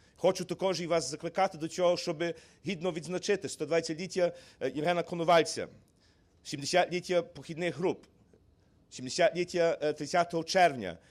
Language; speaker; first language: Ukrainian; early bilingual, heritage; Ukrainian